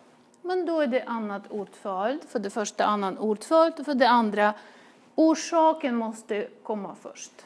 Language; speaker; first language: Swedish; non-native, fluent; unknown